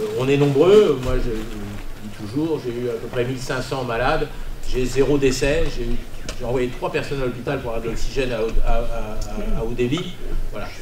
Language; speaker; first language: French; native; French